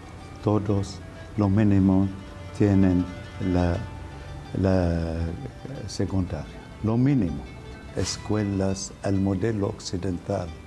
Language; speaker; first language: Spanish; non-native, fluent; Arabic